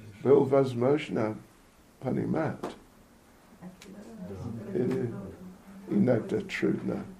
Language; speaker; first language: Russian; non-native, learner; English